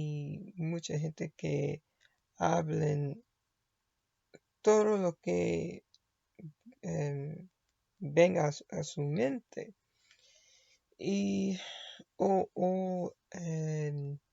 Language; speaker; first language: Spanish; non-native, learner; English